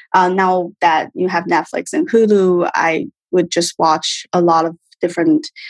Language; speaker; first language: English; non-native, fluent; Chinese